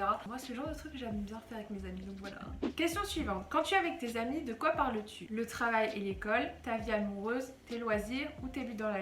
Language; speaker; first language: French; native; French